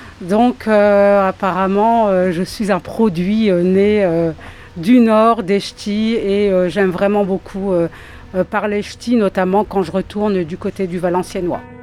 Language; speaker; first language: French; native; French